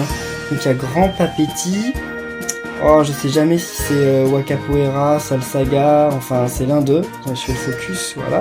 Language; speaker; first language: French; native; French